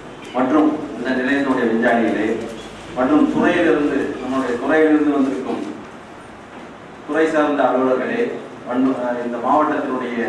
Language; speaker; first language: Tamil; native; Tamil